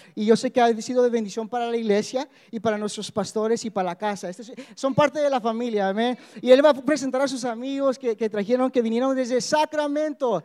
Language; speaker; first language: Spanish; early bilingual, heritage; Spanish